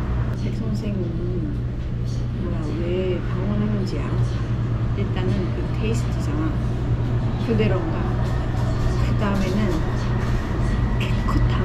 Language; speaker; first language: Korean; non-native, fluent; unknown